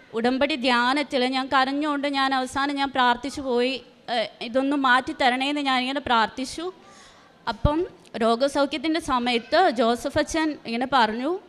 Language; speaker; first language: Malayalam; native; Malayalam